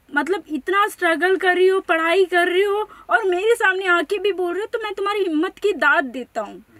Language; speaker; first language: Hindi; non-native, local second language; Marathi